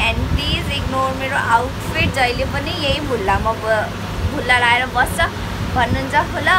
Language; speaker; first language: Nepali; early bilingual, heritage; Hindi